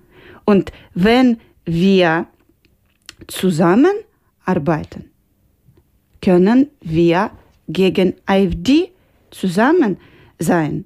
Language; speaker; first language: German; non-native, learner; Ukrainian